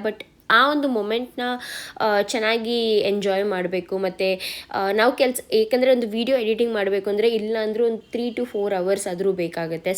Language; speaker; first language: Kannada; native; Kannada